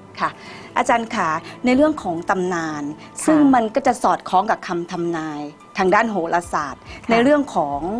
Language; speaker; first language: Thai; native; Thai